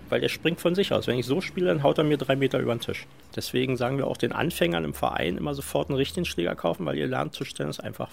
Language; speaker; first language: German; native; German